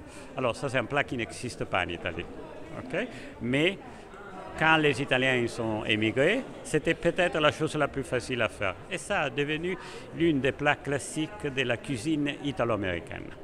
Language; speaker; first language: French; non-native, fluent; Italian